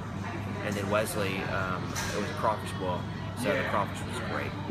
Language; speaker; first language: English; native; English